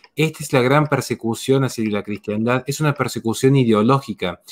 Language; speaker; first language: Spanish; native; Spanish